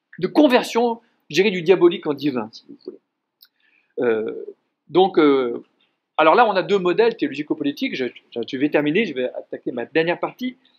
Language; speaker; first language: French; native; French